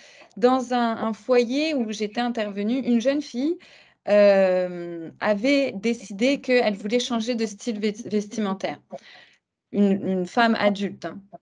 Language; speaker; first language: French; native; French